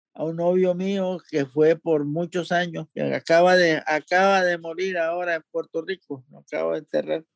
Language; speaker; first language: Spanish; native; Spanish